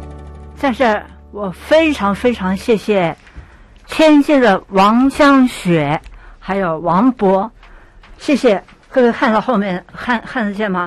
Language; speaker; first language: Chinese; native; Chinese